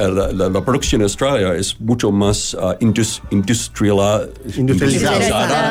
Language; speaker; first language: Spanish; non-native, learner; English